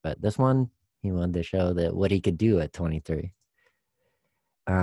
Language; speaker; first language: English; native; English